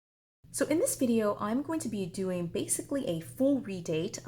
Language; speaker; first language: English; native; English